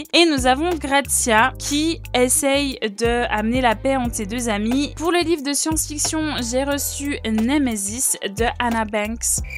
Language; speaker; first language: French; native; French